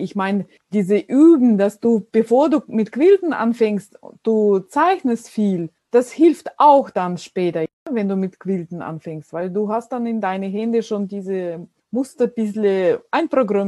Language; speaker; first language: German; non-native, fluent; Russian